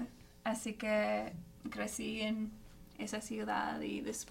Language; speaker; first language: Spanish; non-native, fluent; English